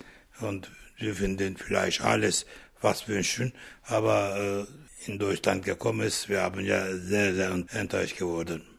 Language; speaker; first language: German; non-native, learner; Turkish